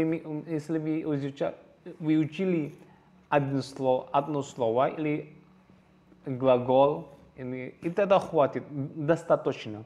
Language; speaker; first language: Russian; non-native, learner; Javanese